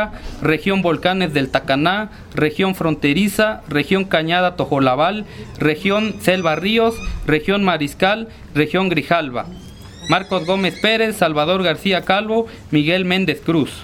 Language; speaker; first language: Spanish; native; Spanish